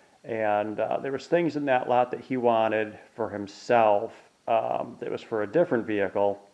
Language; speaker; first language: English; native; English